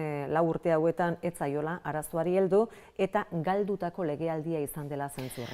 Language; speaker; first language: Basque; native; Basque